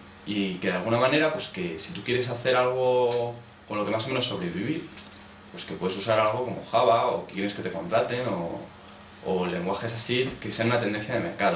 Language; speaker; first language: Spanish; native; Spanish